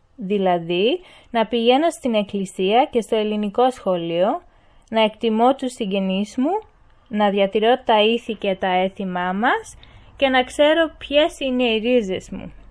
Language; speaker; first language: Greek; early bilingual, heritage; Greek